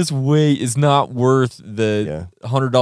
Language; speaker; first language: English; native; English